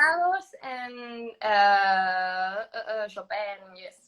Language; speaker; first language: English; non-native, learner; Spanish